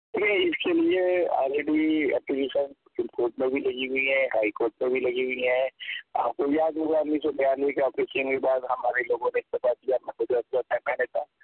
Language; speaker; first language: Urdu; non-native, local second language; Punjabi